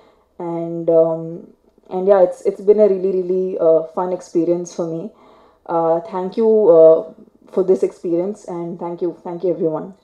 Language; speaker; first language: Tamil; non-native, fluent; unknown